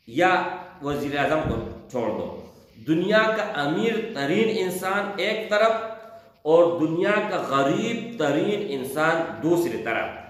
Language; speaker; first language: Urdu; non-native, local second language; Pashto